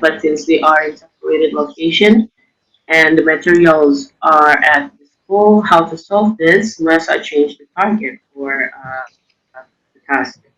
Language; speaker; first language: English; non-native, fluent; Indonesian